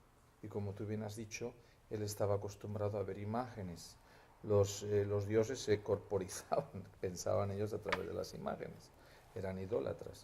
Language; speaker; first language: Spanish; native; Spanish